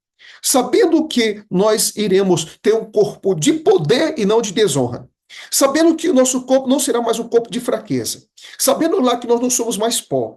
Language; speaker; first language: Portuguese; native; Portuguese